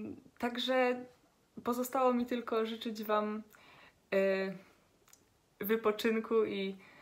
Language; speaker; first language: Polish; native; Polish